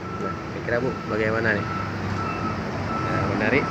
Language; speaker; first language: Indonesian; native; Indonesian